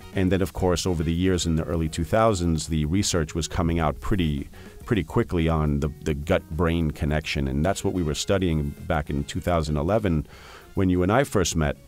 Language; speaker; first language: English; native; English